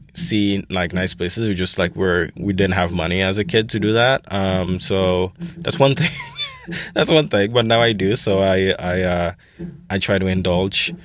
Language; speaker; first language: English; non-native, fluent; Haitian Creole